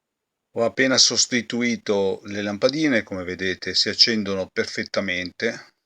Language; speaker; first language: Italian; native; Italian